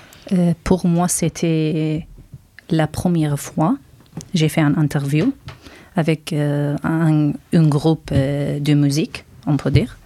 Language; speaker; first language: French; non-native, learner; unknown